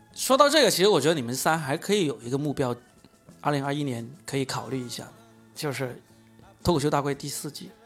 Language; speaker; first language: Chinese; native; Chinese